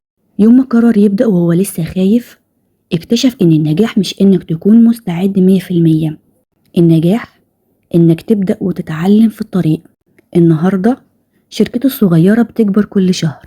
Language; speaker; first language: Arabic; native; Arabic